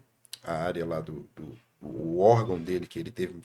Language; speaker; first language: Portuguese; native; Portuguese